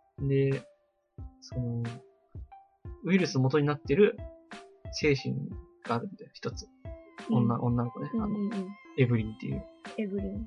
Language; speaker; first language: Japanese; native; Japanese